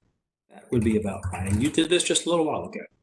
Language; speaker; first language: English; native; English